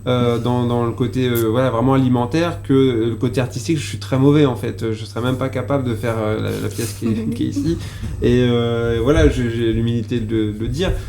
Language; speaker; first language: French; native; French